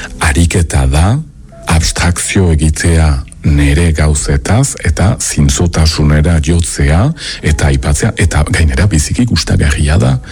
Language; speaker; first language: Basque; native; Basque